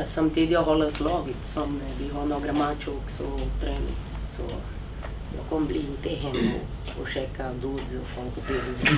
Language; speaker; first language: Swedish; non-native, fluent; Portuguese